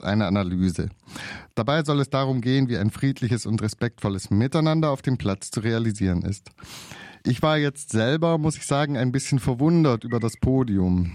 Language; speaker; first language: German; native; German